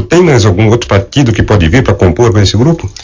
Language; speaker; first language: Portuguese; native; Portuguese